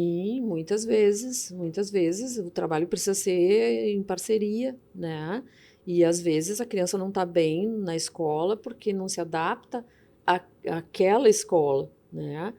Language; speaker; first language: Portuguese; native; Portuguese